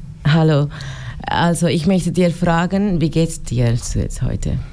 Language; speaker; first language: German; non-native, learner; Tamil